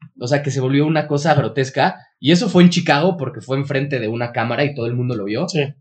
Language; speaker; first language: Spanish; native; Spanish